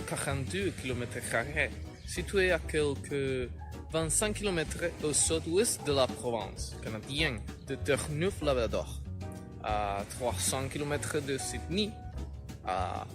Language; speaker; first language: French; non-native, learner; Spanish